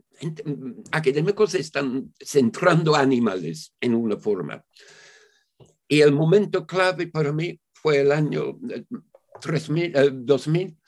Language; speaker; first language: Spanish; non-native, fluent; English